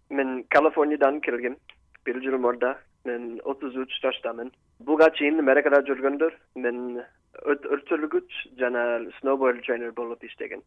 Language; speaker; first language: Kyrgyz; non-native, learner; English